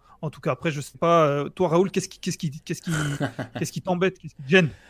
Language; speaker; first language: French; native; French